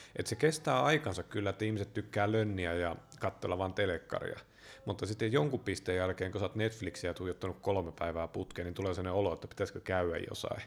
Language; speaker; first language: Finnish; native; Finnish